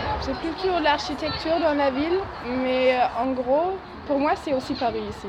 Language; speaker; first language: French; non-native, learner; German